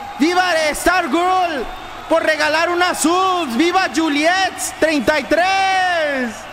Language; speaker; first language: Spanish; native; Spanish